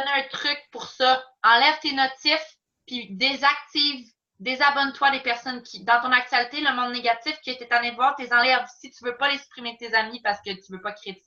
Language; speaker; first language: French; native; French